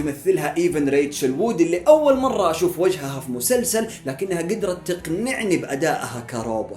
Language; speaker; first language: Arabic; native; Arabic